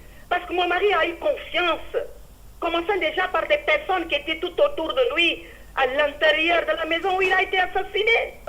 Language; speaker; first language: French; non-native, fluent; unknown